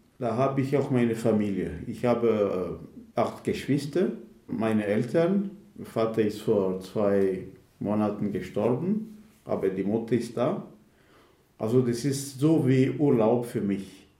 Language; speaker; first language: German; non-native, fluent; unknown